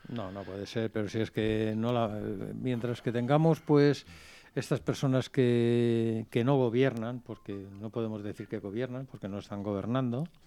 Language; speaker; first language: Spanish; non-native, local second language; Catalan